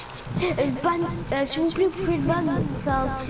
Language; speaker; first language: French; native; French